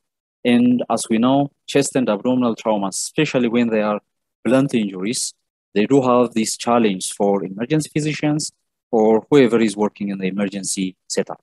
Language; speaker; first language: English; non-native, local second language; Amharic